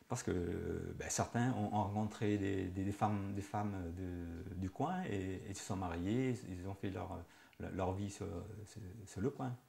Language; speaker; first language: French; native; French